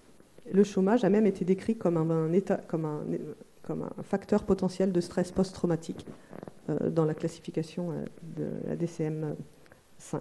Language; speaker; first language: French; native; French